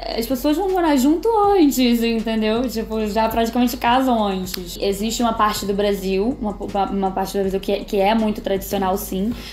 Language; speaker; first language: Portuguese; native; Portuguese